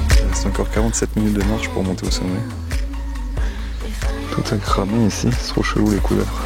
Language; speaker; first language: French; native; French